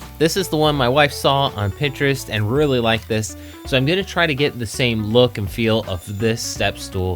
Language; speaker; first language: English; native; English